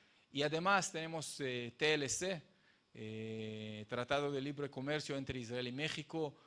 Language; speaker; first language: Spanish; non-native, fluent; Hebrew